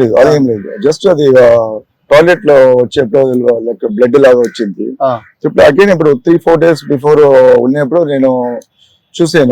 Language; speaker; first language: Telugu; non-native, local second language; Tamil